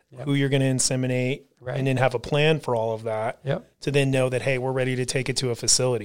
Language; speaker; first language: English; native; English